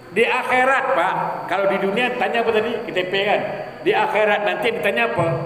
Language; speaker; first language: Malay; native; Malay